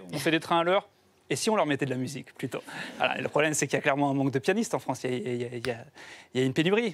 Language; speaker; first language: French; native; French